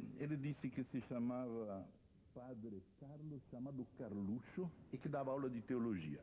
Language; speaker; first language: Portuguese; non-native, fluent; Italian